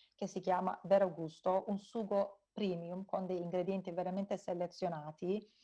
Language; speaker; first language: Italian; non-native, fluent; Turkish